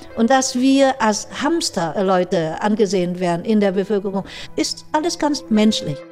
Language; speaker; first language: German; non-native, fluent; Vietnamese